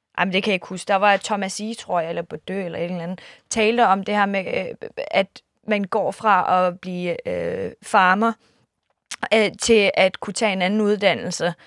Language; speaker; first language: Danish; early bilingual, other home language; Kurdish